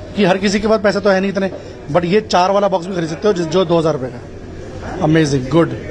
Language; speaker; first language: Hindi; non-native, local second language; Marathi